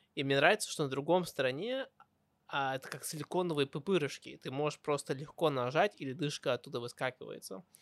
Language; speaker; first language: Russian; early bilingual, heritage; Russian